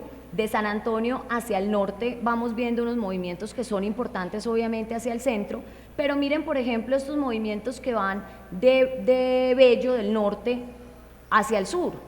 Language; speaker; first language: Spanish; native; Spanish